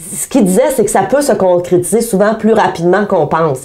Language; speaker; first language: French; native; French